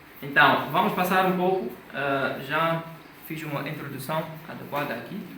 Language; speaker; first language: Portuguese; non-native, fluent; English